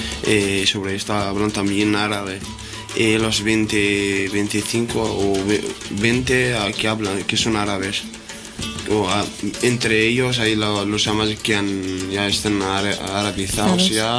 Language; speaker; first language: Spanish; non-native, fluent; Berber languages